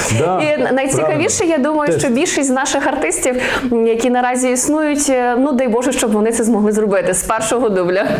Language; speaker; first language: Ukrainian; native; Ukrainian